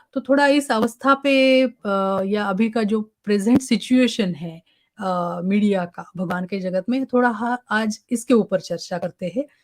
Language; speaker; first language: Hindi; non-native, local second language; Marathi